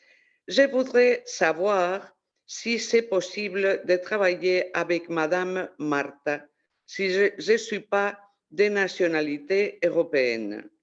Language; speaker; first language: French; non-native, fluent; Spanish